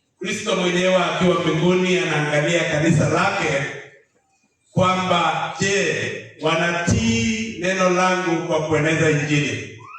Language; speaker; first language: Swahili; non-native, local second language; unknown